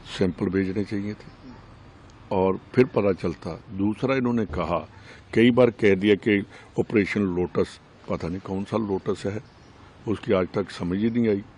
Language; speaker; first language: Hindi; non-native, local second language; Punjabi